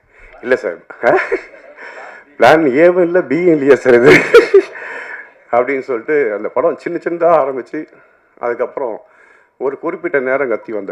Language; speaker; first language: Tamil; native; Tamil